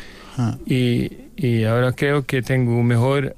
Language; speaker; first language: Spanish; non-native, fluent; Norwegian